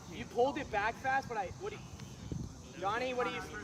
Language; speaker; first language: English; native; English